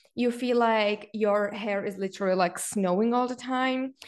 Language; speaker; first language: English; non-native, fluent; Czech